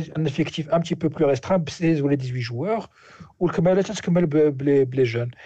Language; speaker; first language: French; non-native, local second language; Arabic